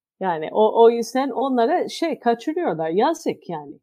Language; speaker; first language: Turkish; non-native, fluent; English